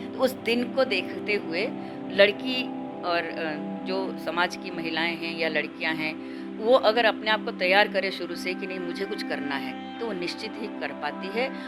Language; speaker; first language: Hindi; non-native, local second language; Odia